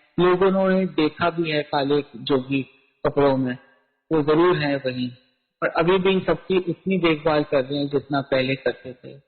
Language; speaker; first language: Hindi; native; Hindi